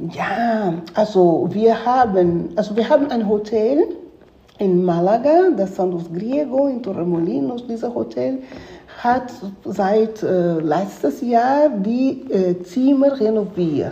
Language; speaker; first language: German; non-native, fluent; Spanish